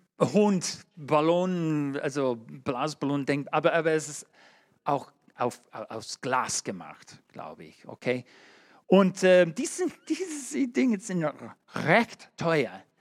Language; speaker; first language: German; non-native, learner; English